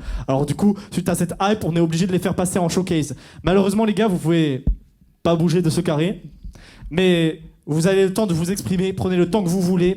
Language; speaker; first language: French; native; French